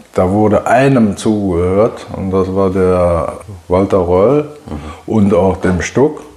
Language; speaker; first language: German; native; German